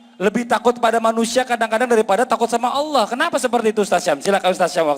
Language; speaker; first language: Indonesian; native; Indonesian